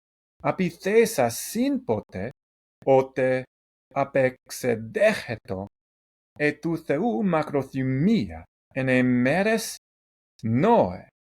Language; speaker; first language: Greek; non-native, learner; English